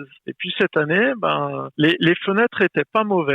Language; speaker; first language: French; native; French